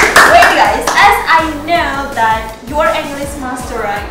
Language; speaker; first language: English; non-native, learner; Indonesian